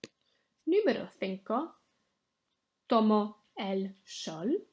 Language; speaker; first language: Spanish; non-native, fluent; English